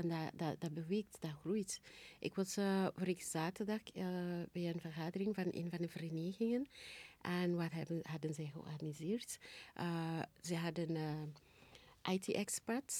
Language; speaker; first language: Dutch; non-native, fluent; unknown